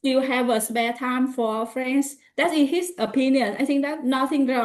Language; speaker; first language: English; non-native, learner; Vietnamese